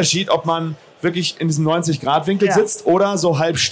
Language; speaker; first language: German; native; German